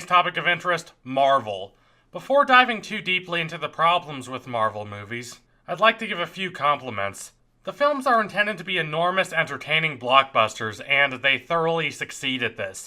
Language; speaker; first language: English; native; English